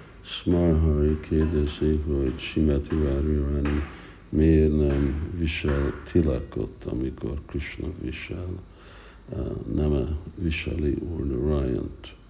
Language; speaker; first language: Hungarian; early bilingual, heritage; Hungarian